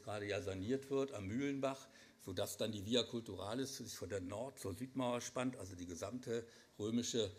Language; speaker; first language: German; native; German